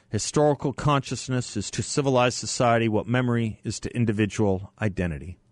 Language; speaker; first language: English; native; English